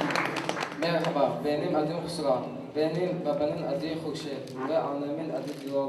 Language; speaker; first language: Turkish; non-native, learner; Tajik